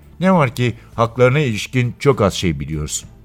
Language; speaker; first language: Turkish; native; Turkish